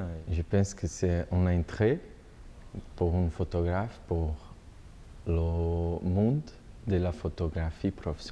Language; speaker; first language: French; non-native, learner; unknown